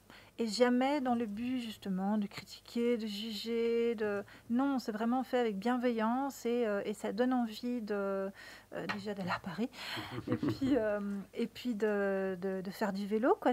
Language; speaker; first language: French; native; French